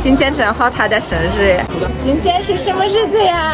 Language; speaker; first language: Chinese; non-native, fluent; Russian